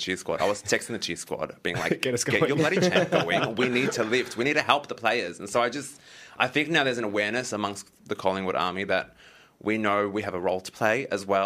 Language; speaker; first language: English; native; English